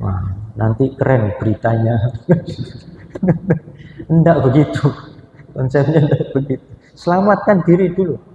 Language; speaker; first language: Indonesian; non-native, local second language; Javanese